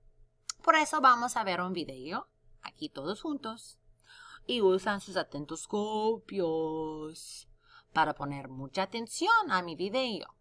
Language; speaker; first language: Spanish; non-native, fluent; English